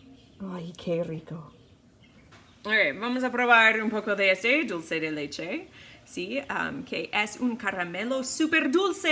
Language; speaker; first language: Spanish; non-native, fluent; English